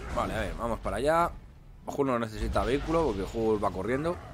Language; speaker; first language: Spanish; native; Spanish